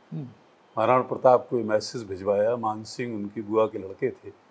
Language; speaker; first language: Hindi; native; Hindi